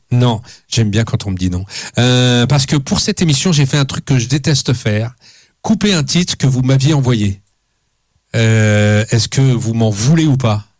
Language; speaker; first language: French; native; French